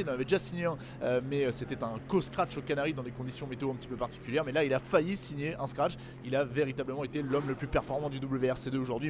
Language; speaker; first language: French; native; French